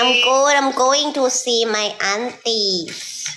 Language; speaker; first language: English; non-native, learner; Thai